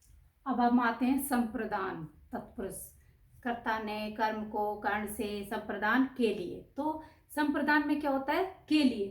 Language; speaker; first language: Hindi; native; Hindi